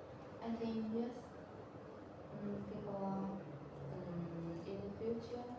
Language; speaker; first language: English; non-native, learner; Vietnamese